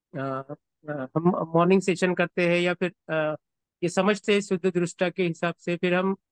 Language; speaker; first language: Hindi; native; Hindi